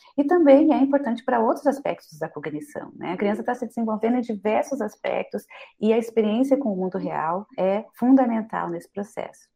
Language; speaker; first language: Portuguese; native; Portuguese